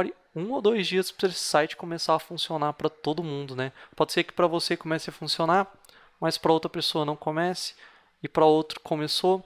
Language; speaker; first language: Portuguese; native; Portuguese